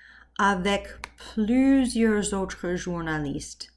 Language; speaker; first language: French; non-native, fluent; English